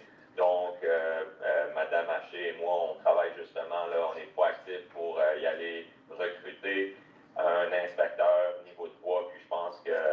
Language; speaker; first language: French; native; French